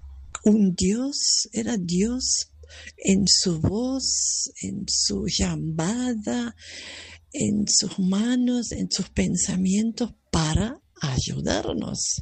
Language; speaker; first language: Spanish; non-native, fluent; German